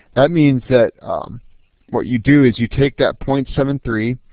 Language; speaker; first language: English; native; English